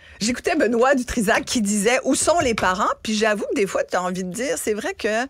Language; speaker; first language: French; native; French